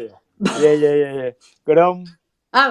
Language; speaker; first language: Korean; non-native, learner; Spanish